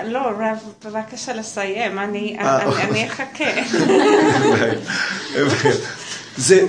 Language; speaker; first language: Hebrew; non-native, fluent; English